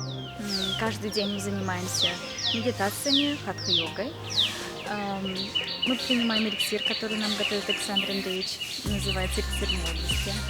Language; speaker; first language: Russian; native; Russian